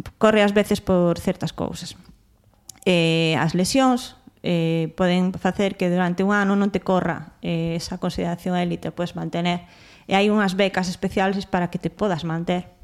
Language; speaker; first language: Galician; non-native, local second language; Spanish